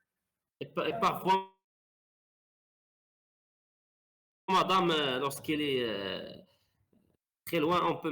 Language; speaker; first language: French; non-native, learner; Arabic